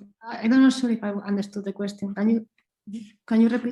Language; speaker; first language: English; non-native, fluent; Spanish